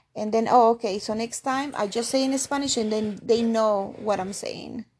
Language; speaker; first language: English; non-native, fluent; Spanish